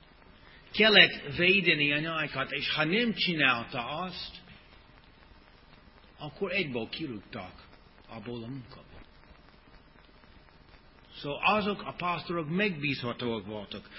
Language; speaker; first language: Hungarian; non-native, fluent; English